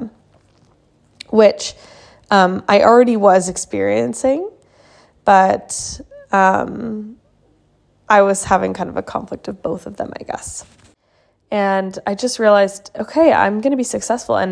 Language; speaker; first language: English; native; English